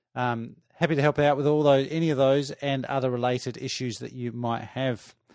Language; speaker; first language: English; native; English